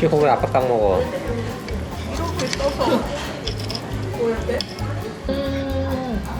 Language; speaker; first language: Korean; native; Korean